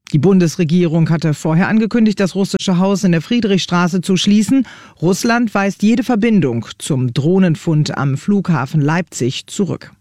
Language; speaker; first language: German; native; German